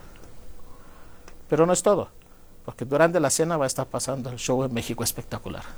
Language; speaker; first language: Spanish; non-native, fluent; Greek